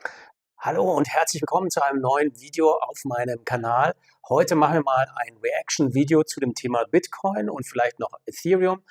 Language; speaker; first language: German; native; German